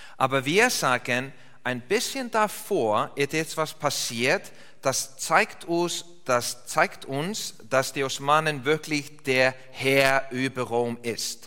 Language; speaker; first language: German; non-native, learner; English